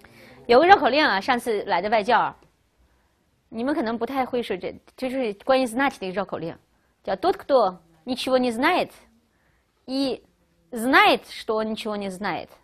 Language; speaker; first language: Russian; non-native, fluent; Chinese